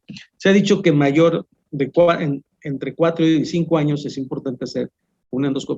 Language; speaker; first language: Spanish; native; Spanish